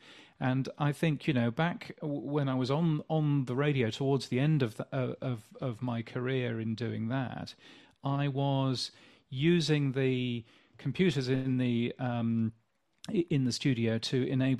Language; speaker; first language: English; native; English